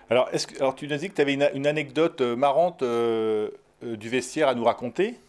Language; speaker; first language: French; native; French